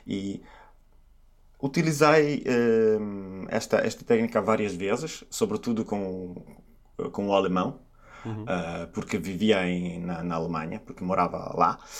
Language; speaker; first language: Portuguese; non-native, fluent; Italian